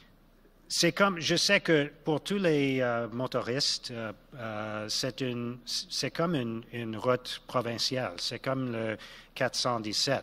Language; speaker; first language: French; non-native, local second language; English